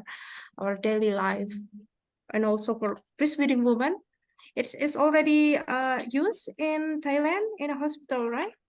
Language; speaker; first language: English; non-native, fluent; Indonesian